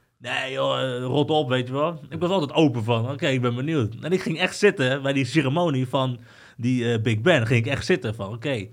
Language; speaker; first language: Dutch; early bilingual, other home language; Spanish